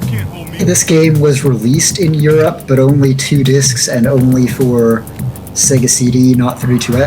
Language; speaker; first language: English; native; English